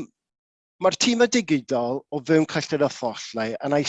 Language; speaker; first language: Welsh; non-native, local second language; English